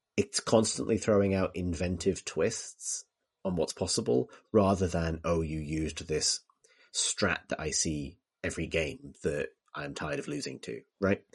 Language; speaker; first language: English; native; English